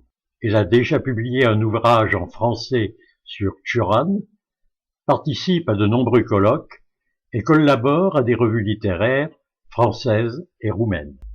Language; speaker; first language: French; native; French